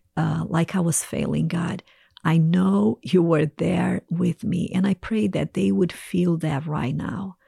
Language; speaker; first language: English; non-native, fluent; Portuguese